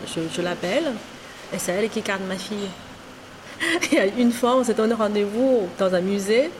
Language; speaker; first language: French; non-native, fluent; Chinese